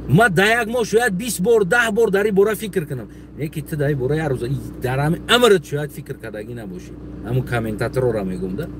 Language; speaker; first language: Tajik; non-native, local second language; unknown